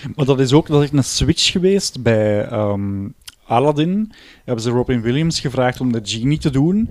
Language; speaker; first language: Dutch; native; Dutch